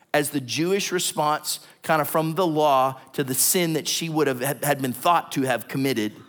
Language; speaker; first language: English; native; English